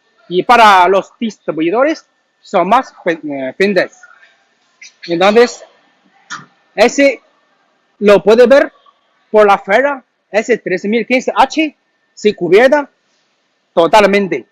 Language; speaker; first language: Spanish; non-native, learner; Chinese